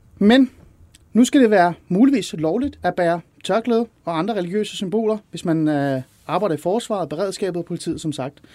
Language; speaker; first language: Danish; early bilingual, other home language; Persian